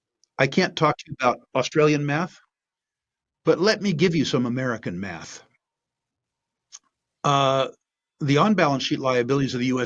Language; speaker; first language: English; native; English